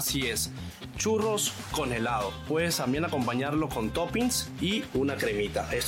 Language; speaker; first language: Spanish; native; Spanish